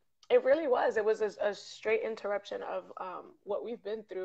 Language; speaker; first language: English; early bilingual, other home language; Spanish